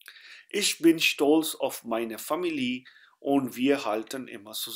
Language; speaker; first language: German; non-native, fluent; Urdu